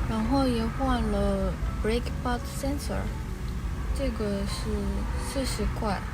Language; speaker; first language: Chinese; non-native, fluent; Japanese